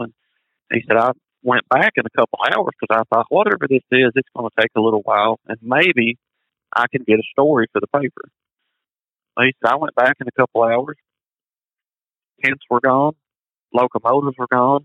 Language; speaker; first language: English; native; English